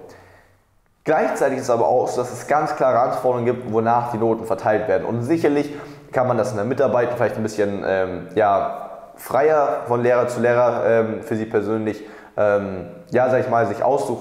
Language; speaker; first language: German; native; German